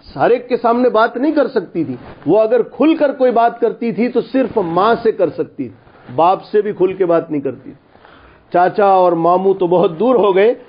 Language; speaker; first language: Urdu; non-native, local second language; Gujarati